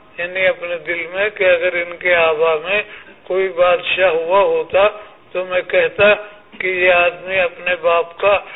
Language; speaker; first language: Urdu; native; Urdu